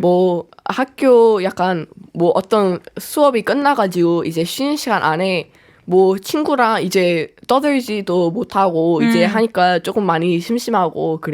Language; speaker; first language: Korean; early bilingual, other home language; English